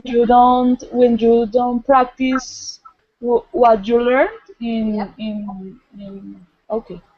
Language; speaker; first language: English; non-native, learner; Spanish